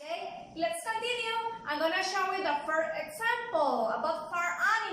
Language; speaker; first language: English; non-native, fluent; Spanish